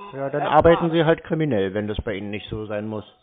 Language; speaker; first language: German; native; German